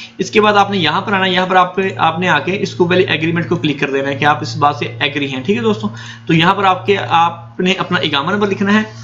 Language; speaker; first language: Hindi; non-native, local second language; Punjabi